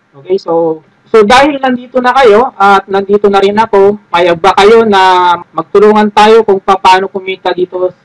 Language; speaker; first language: Filipino; non-native, local second language; Iloko